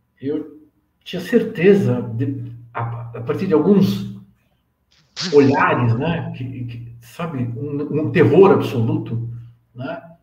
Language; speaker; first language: Portuguese; native; Portuguese